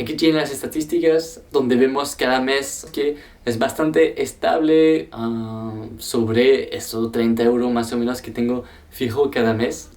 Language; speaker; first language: Spanish; non-native, fluent; French